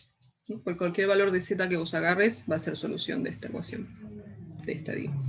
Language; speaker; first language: Spanish; native; Spanish